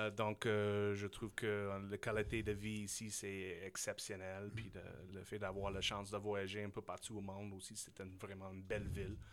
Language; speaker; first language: French; non-native, fluent; English